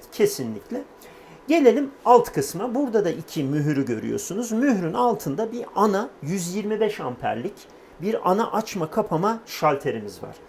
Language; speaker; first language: Turkish; native; Turkish